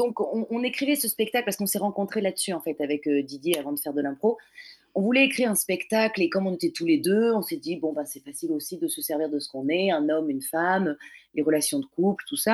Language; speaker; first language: French; native; French